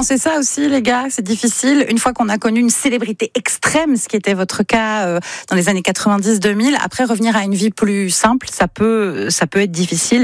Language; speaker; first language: French; native; French